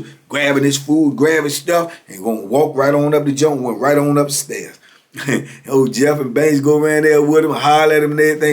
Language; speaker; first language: English; native; English